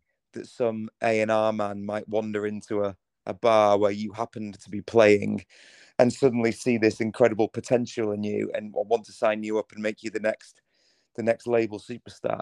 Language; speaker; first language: English; native; English